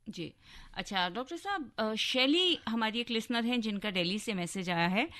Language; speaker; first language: Hindi; native; Hindi